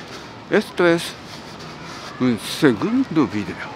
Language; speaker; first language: Spanish; non-native, learner; Japanese